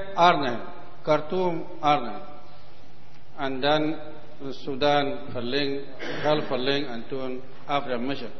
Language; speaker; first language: Dutch; non-native, learner; Arabic